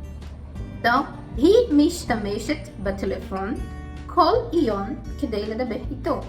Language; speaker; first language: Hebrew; non-native, fluent; Portuguese